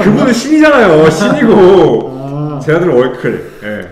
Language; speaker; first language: Korean; native; Korean